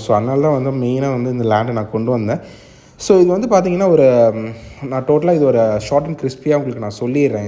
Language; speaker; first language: Tamil; native; Tamil